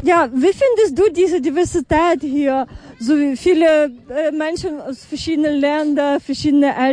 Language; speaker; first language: German; non-native, fluent; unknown